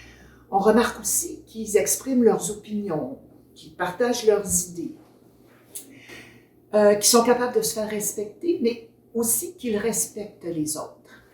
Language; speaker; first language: French; native; French